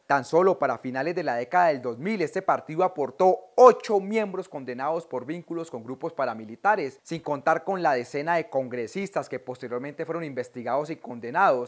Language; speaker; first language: Spanish; native; Spanish